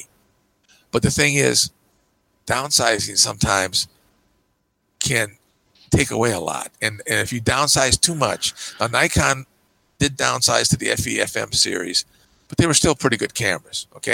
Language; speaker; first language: English; native; English